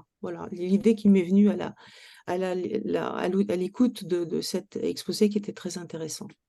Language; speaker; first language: French; native; French